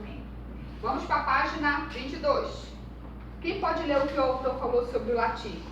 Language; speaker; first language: Portuguese; native; Portuguese